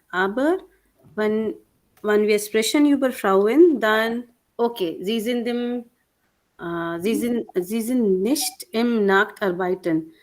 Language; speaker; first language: German; non-native, learner; Hindi